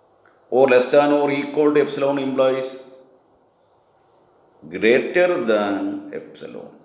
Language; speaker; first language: English; non-native, local second language; Malayalam